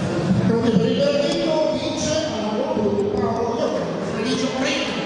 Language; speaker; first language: Italian; native; Italian